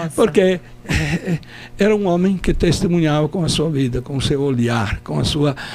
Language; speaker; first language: Portuguese; non-native, fluent; Italian